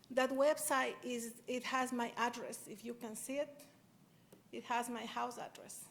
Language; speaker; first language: English; non-native, fluent; Spanish